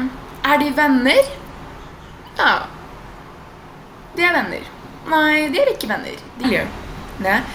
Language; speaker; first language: Norwegian; non-native, fluent; Portuguese